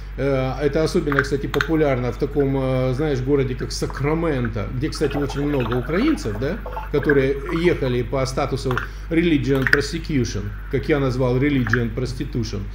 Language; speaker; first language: Russian; native; Russian